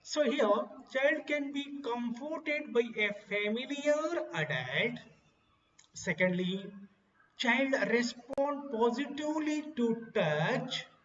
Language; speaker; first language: English; non-native, local second language; Kannada